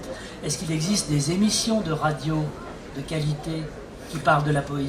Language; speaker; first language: French; native; French